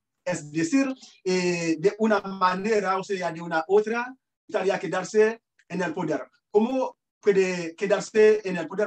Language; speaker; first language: Spanish; non-native, fluent; Haitian Creole